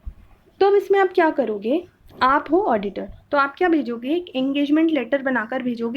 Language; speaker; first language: Hindi; native; Hindi